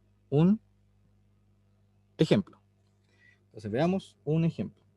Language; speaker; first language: Spanish; native; Spanish